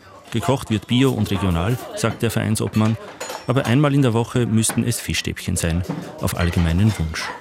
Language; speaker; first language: German; native; German